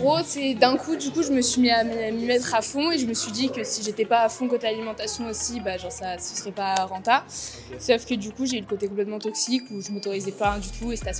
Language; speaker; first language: French; native; French